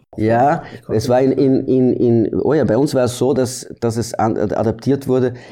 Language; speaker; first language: German; early bilingual, heritage; German